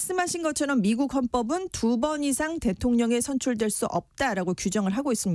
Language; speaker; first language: Korean; native; Korean